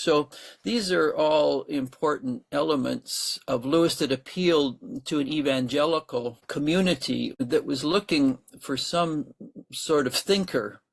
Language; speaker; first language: English; native; English